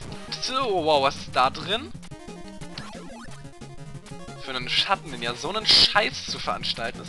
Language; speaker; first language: German; native; German